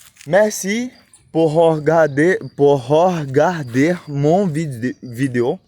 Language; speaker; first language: French; non-native, learner; Portuguese